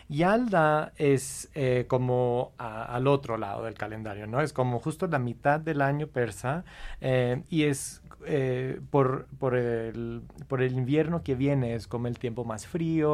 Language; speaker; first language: Spanish; non-native, fluent; English